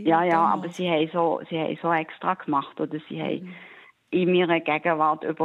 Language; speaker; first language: German; native; German